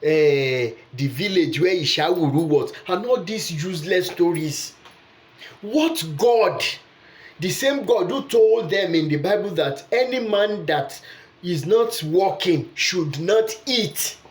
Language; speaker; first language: English; non-native, local second language; Yoruba